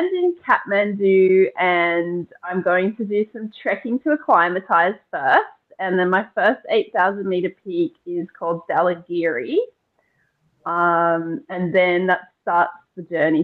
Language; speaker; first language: English; native; English